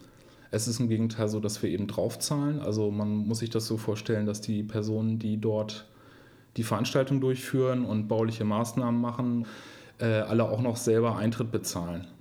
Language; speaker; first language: German; native; German